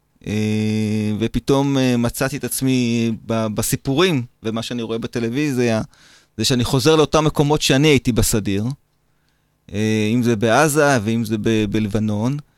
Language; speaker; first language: Hebrew; native; Hebrew